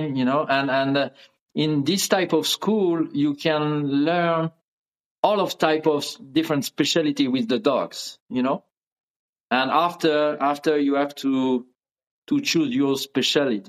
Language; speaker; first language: English; non-native, learner; French